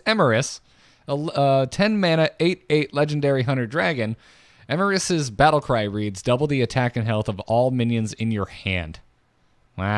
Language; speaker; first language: English; native; English